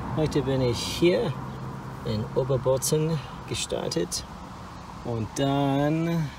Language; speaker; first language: German; non-native, learner; English